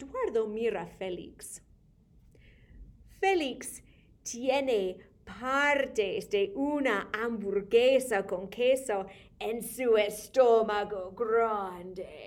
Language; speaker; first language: Spanish; non-native, fluent; English